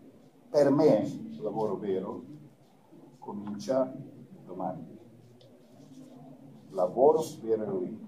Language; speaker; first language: Italian; non-native, fluent; Croatian